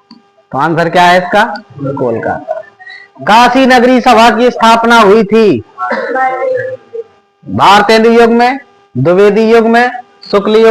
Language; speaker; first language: Hindi; native; Hindi